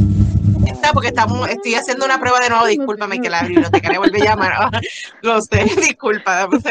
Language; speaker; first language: Spanish; native; Spanish